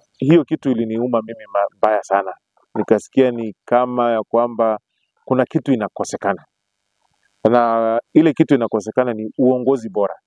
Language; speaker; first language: Swahili; non-native, local second language; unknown